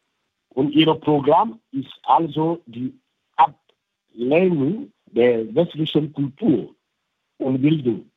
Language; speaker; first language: German; non-native, fluent; French